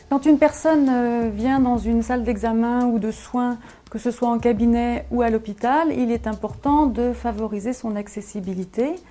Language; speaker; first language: French; native; French